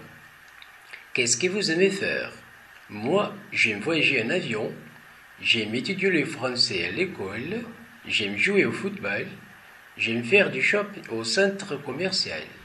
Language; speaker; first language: French; non-native, fluent; Portuguese